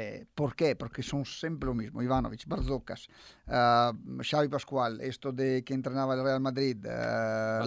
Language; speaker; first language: Spanish; non-native, fluent; Italian